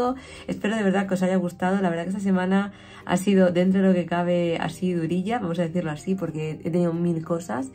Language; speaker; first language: Spanish; native; Spanish